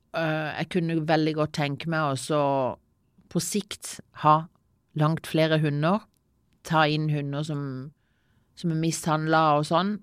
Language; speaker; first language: Norwegian; native; Norwegian